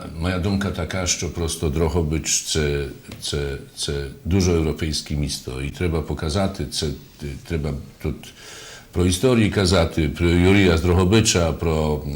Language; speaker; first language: Ukrainian; non-native, fluent; Polish